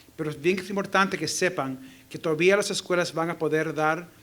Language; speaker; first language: Spanish; early bilingual, heritage; Spanish